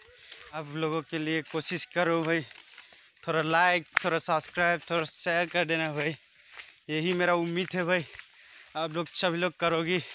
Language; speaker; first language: Hindi; non-native, local second language; Assamese